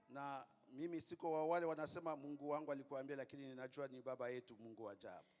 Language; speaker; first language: Swahili; non-native, local second language; Lingala